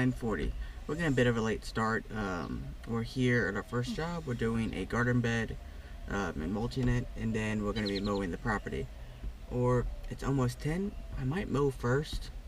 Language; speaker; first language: English; native; English